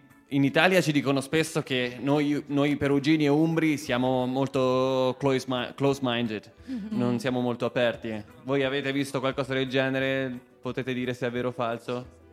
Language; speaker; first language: Italian; native; Italian